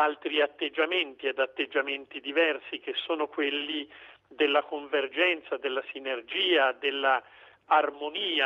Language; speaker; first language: Italian; native; Italian